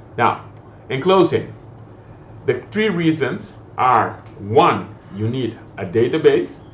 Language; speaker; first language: English; non-native, fluent; Papiamento